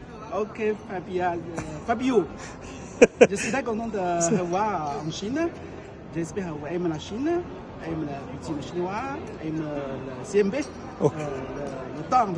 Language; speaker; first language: French; non-native, learner; Chinese